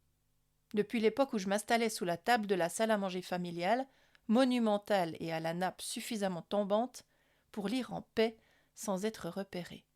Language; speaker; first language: French; native; French